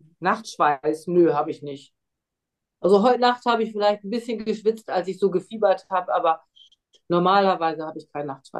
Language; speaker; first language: German; native; German